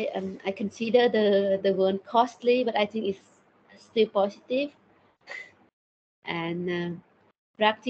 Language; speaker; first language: English; non-native, learner; Thai